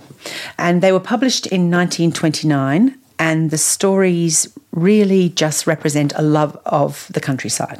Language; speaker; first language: English; native; English